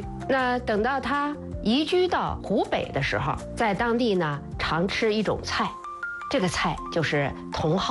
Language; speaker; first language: Chinese; native; Chinese